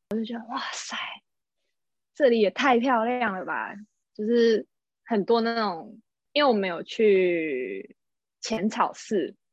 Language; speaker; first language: Chinese; native; Chinese